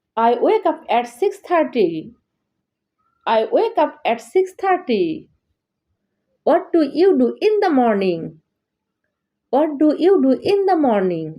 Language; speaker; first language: English; non-native, learner; Bangla